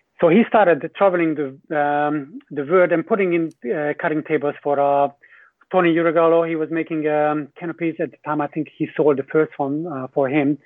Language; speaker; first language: English; non-native, fluent; Hungarian